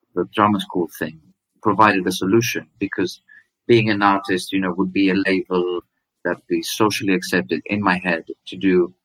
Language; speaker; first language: English; non-native, fluent; Greek